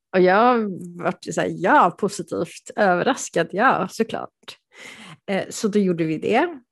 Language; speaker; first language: Swedish; early bilingual, other home language; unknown